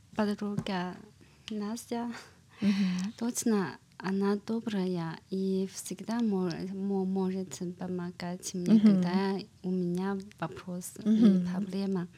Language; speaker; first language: Russian; non-native, learner; Chinese